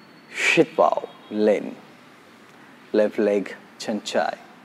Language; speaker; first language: Vietnamese; non-native, learner; Bangla